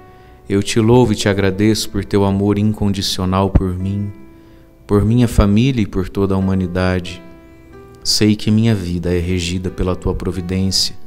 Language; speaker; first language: Portuguese; native; Portuguese